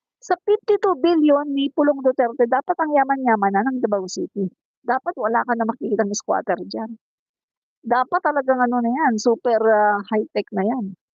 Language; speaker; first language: Filipino; non-native, local second language; Cebuano